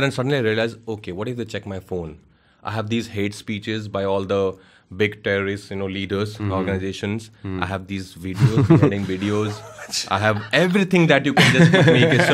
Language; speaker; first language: English; non-native, local second language; Hindi